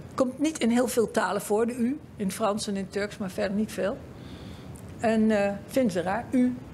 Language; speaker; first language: Dutch; native; Dutch